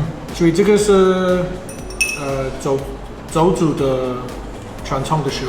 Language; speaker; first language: Chinese; non-native, fluent; English